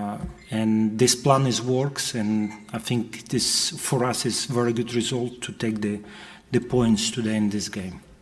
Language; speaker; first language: English; non-native, fluent; Russian